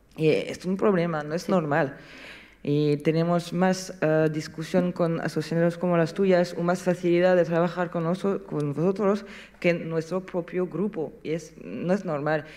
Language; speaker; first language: Spanish; non-native, learner; French